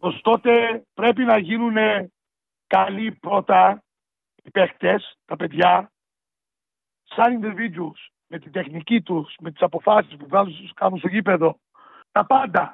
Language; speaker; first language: Greek; early bilingual, heritage; Greek